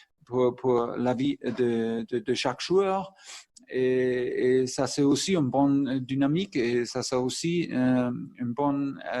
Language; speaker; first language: French; non-native, fluent; German